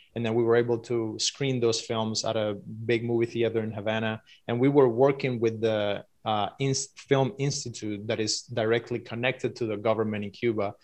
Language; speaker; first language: English; non-native, fluent; Spanish